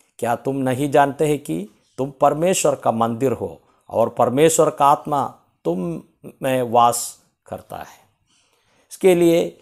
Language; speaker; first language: Hindi; non-native, local second language; Malayalam